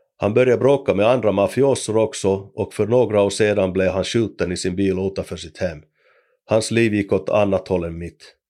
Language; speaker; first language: Swedish; native; Swedish